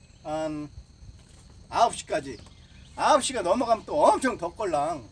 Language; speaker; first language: Korean; native; Korean